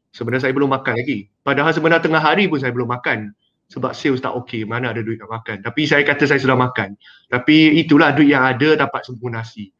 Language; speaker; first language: Malay; non-native, local second language; Chinese